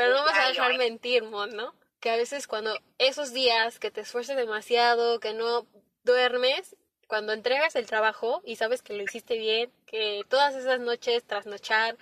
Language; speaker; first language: Spanish; native; Spanish